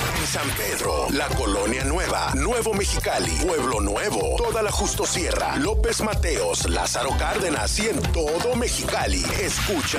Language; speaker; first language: Spanish; native; Spanish